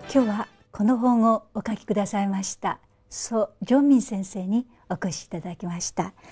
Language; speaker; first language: Japanese; native; Japanese